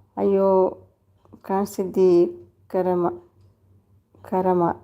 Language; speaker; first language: Kannada; non-native, local second language; Tulu